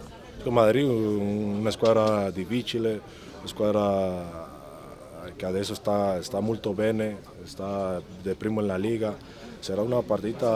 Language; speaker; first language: Italian; non-native, fluent; Spanish